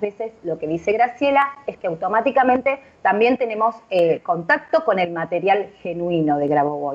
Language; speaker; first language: Spanish; native; Spanish